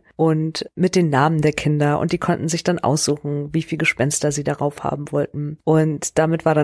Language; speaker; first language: German; native; German